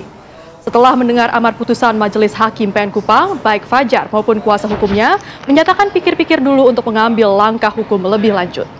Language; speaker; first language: Indonesian; native; Indonesian